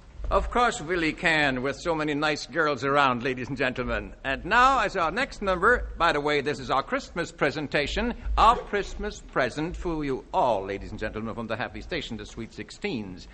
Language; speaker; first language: English; non-native, fluent; Dutch